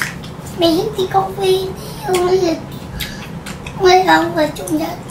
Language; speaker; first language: Vietnamese; early bilingual, heritage; Vietnamese